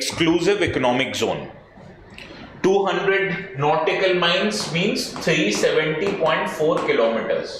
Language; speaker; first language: English; non-native, local second language; Hindi